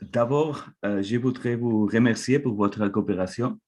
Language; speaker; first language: French; non-native, fluent; Catalan